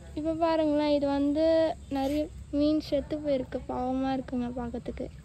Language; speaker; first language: Tamil; non-native, local second language; Telugu